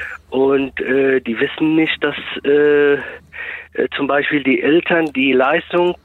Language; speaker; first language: German; non-native, fluent; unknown